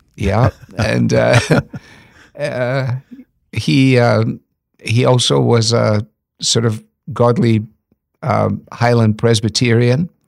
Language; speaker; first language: English; native; English